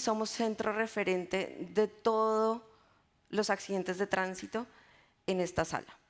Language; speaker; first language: Spanish; native; Spanish